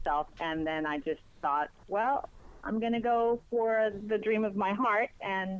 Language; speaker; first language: English; non-native, fluent; Spanish